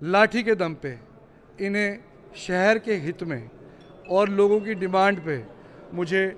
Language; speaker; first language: Hindi; native; Hindi